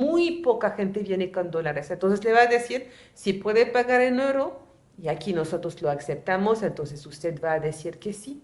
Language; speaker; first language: Spanish; native; Spanish